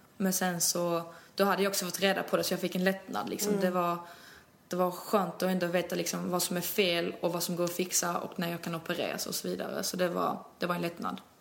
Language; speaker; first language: Swedish; early bilingual, other home language; Albanian